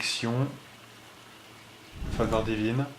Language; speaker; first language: French; native; French